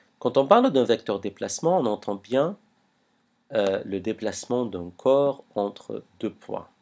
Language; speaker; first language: French; non-native, local second language; Arabic